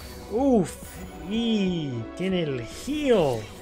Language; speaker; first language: Spanish; non-native, learner; English